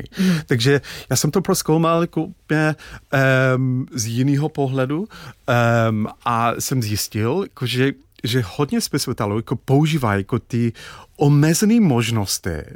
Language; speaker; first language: Czech; non-native, fluent; English